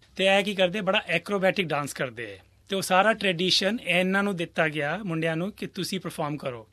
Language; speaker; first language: Punjabi; native; Punjabi